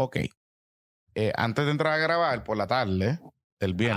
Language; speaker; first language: Spanish; native; Spanish